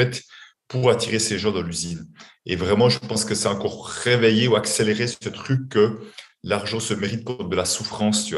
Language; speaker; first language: French; native; French